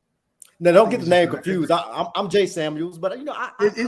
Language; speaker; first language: English; native; English